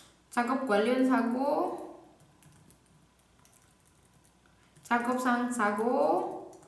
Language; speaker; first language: Korean; non-native, fluent; Indonesian